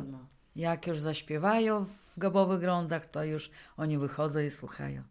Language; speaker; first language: Polish; non-native, local second language; Russian